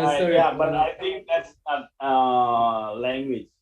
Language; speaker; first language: English; non-native, learner; Indonesian